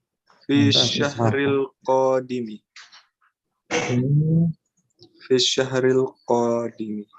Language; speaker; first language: Arabic; non-native, learner; Indonesian